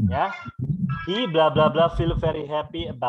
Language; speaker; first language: English; non-native, fluent; Indonesian